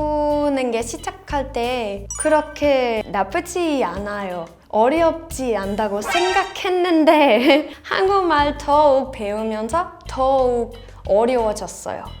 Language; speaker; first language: Korean; non-native, fluent; Danish